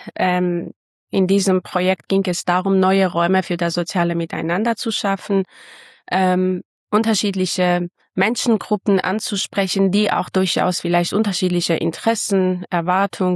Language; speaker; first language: German; non-native, fluent; Armenian